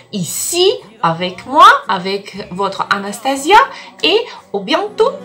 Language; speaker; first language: French; non-native, learner; Russian